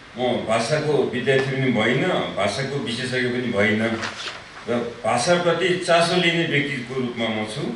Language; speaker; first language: Nepali; non-native, local second language; Newari